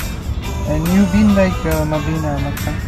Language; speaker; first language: English; non-native, fluent; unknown